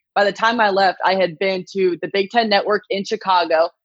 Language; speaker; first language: English; native; English